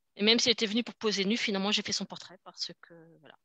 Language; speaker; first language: French; native; French